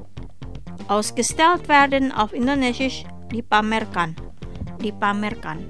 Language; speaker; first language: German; non-native, fluent; Indonesian